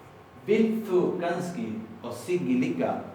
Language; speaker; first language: Icelandic; non-native, learner; Spanish